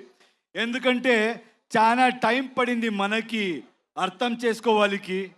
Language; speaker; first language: Telugu; non-native, learner; Kannada